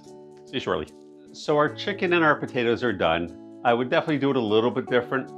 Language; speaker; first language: English; native; English